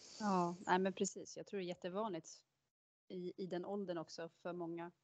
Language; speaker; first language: Swedish; native; Swedish